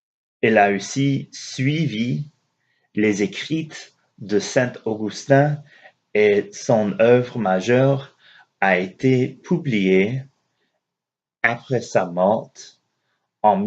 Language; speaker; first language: French; non-native, learner; English